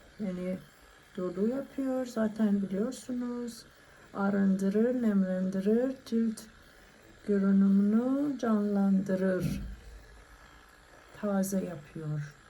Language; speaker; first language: Turkish; non-native, learner; Persian